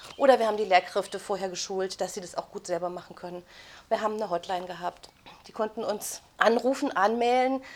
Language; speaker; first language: German; native; German